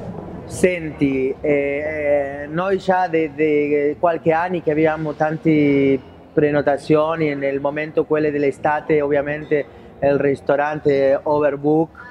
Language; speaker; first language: Italian; non-native, fluent; Spanish